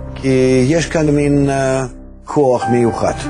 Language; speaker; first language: Hebrew; non-native, fluent; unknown